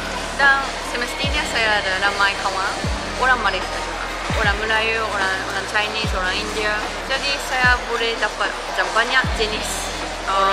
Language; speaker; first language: Indonesian; non-native, fluent; Japanese